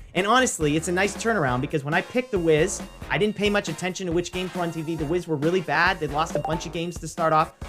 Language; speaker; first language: English; native; English